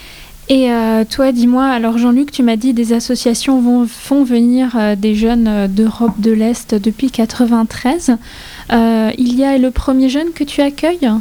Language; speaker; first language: French; native; French